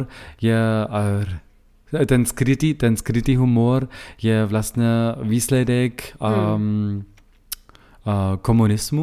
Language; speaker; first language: Czech; non-native, learner; German